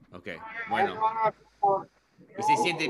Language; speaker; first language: Spanish; non-native, learner; English